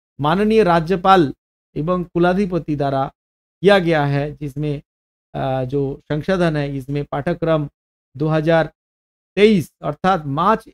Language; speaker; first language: Hindi; non-native, local second language; Bangla